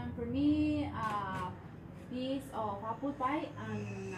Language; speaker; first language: English; non-native, learner; Spanish